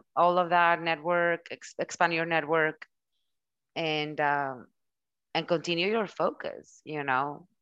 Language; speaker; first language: English; non-native, fluent; Spanish